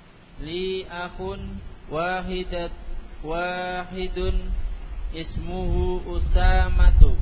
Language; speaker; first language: Arabic; non-native, learner; Indonesian